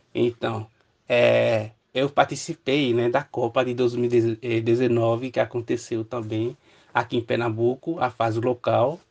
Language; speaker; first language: Portuguese; non-native, fluent; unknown